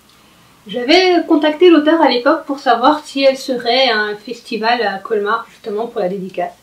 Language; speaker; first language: French; native; French